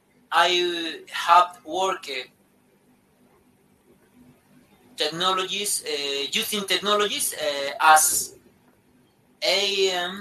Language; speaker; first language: English; non-native, learner; Spanish